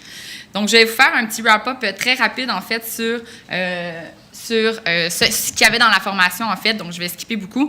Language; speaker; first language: French; native; French